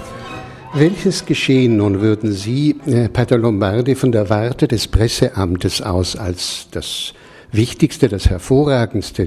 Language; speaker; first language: German; native; German